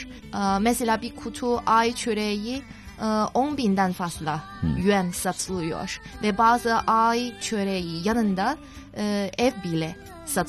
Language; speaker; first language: Turkish; non-native, fluent; Chinese